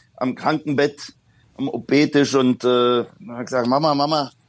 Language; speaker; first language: German; early bilingual, other home language; Polish